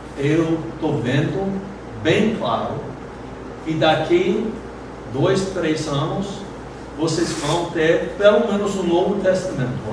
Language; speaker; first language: Portuguese; non-native, fluent; English